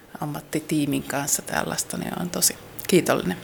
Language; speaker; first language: Finnish; native; Finnish